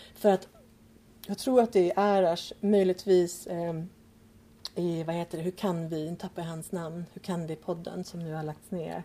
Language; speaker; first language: Swedish; early bilingual, other home language; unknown